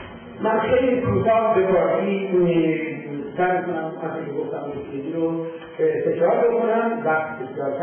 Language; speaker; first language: Swedish; non-native, fluent; Persian